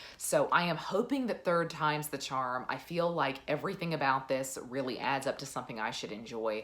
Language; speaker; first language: English; native; English